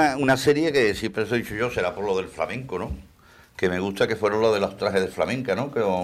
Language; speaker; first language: Spanish; native; Spanish